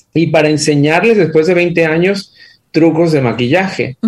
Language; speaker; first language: Spanish; native; Spanish